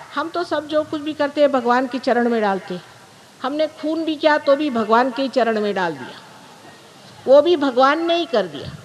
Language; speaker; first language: Hindi; non-native, local second language; Marathi